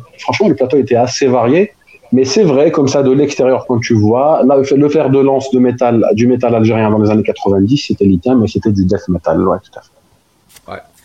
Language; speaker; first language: French; non-native, local second language; Arabic